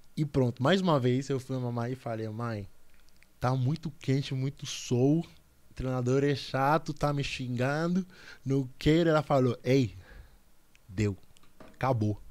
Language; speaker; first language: Portuguese; non-native, fluent; Spanish